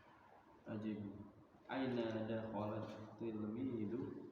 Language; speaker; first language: Arabic; non-native, learner; Indonesian